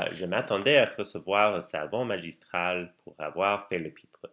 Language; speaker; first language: French; non-native, learner; English